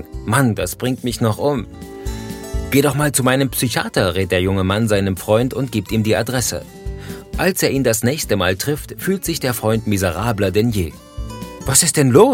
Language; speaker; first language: German; native; German